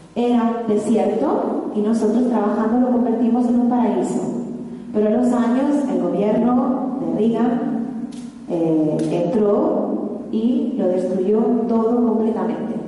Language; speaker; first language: Spanish; non-native, fluent; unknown